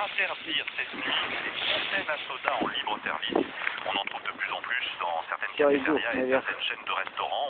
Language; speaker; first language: French; native; French